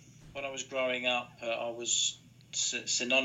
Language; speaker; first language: English; native; English